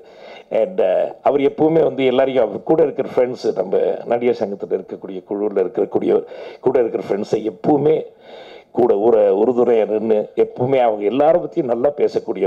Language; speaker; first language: Tamil; native; Tamil